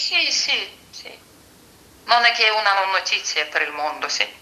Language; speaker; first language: Italian; non-native, fluent; Ukrainian